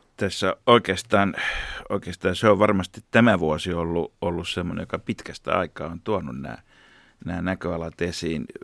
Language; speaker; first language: Finnish; native; Finnish